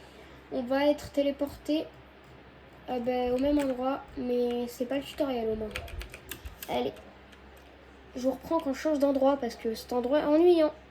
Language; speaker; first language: French; native; French